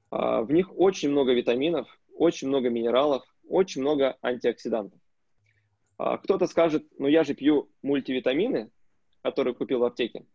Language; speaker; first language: Russian; native; Russian